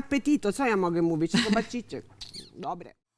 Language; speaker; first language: Polish; non-native, learner; Italian